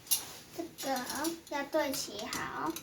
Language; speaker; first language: Chinese; native; Chinese